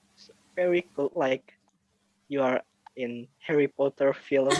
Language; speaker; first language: English; non-native, learner; Indonesian